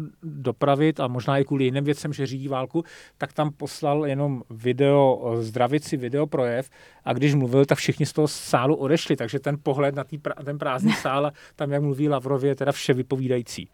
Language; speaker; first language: Czech; native; Czech